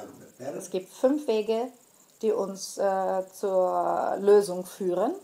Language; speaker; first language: German; non-native, fluent; Greek